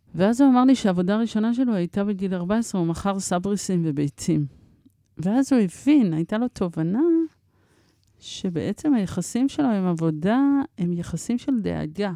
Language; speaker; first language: Hebrew; early bilingual, other home language; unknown